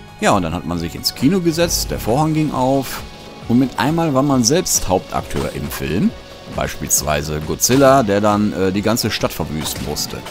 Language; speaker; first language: German; native; German